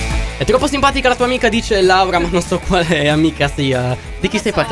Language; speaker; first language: Italian; native; Italian